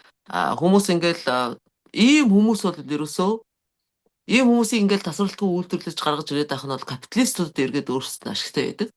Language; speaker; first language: Mongolian; native; Mongolian